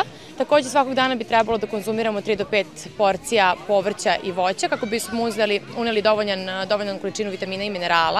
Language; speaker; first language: Serbian; native; Serbian